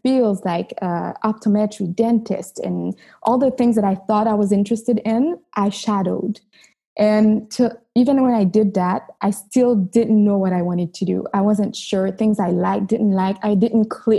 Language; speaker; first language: English; non-native, fluent; Haitian Creole